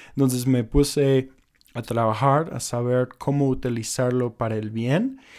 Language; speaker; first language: Spanish; non-native, fluent; English